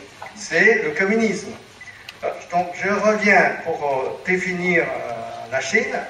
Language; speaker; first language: French; non-native, fluent; Chinese